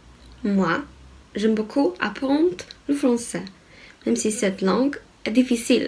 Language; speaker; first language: French; non-native, learner; Polish